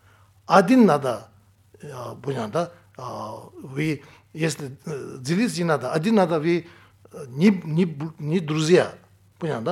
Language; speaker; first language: Russian; non-native, learner; Tibetan